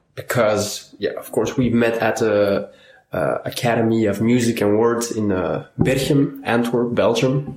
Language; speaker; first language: English; non-native, fluent; Dutch